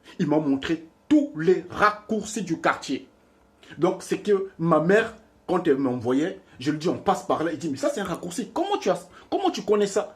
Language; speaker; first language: French; non-native, local second language; Lingala